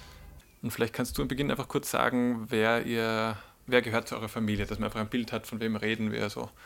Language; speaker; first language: German; native; German